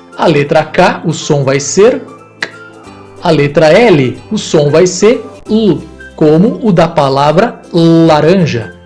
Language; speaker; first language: Portuguese; native; Portuguese